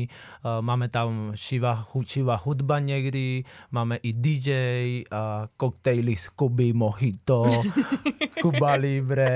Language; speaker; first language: Czech; non-native, fluent; Spanish